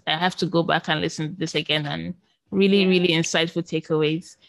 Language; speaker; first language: English; native; English